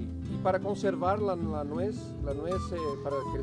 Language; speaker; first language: Spanish; non-native, learner; Portuguese